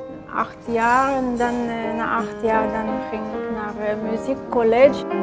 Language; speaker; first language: Dutch; non-native, fluent; Russian